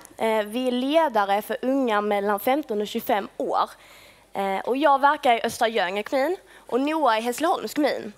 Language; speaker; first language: Swedish; native; Swedish